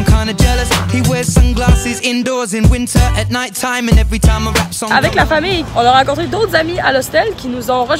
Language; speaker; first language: French; native; French